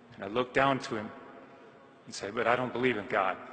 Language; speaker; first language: English; native; English